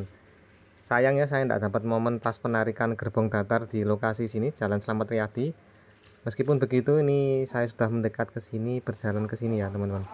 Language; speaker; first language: Indonesian; native; Indonesian